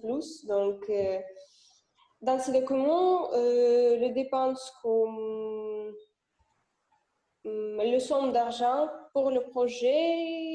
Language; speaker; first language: French; non-native, learner; Russian